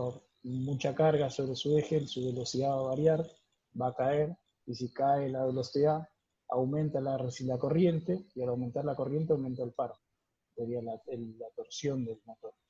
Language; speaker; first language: Spanish; native; Spanish